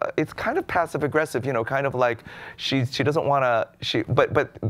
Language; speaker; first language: English; native; English